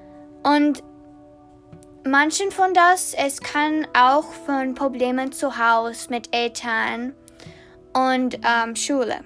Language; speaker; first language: German; non-native, learner; English